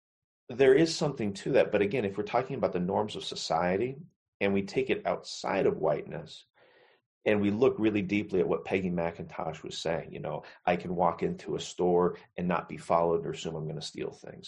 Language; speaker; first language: English; native; English